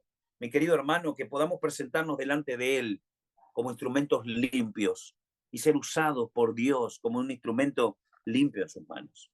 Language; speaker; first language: Spanish; native; Spanish